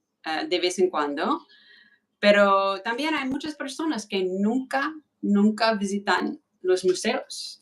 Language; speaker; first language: Spanish; non-native, fluent; English